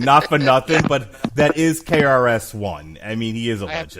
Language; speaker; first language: English; native; English